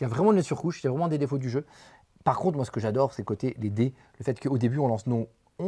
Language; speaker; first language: French; native; French